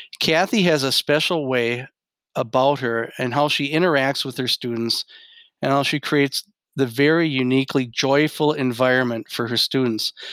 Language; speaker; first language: English; native; English